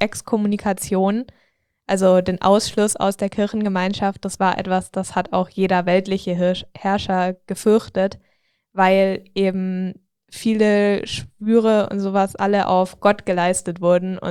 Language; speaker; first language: German; native; German